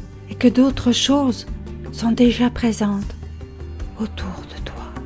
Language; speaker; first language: French; native; French